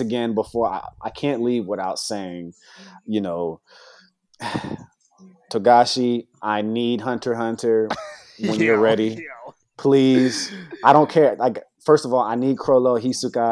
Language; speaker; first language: English; native; English